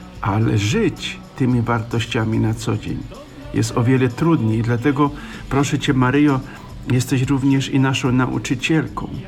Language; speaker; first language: Polish; native; Polish